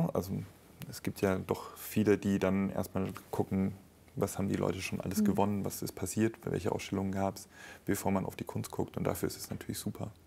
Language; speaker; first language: German; native; German